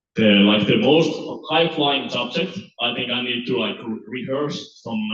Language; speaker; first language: English; non-native, fluent; Finnish